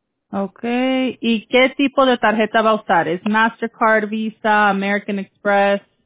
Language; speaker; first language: Spanish; early bilingual, heritage; Spanish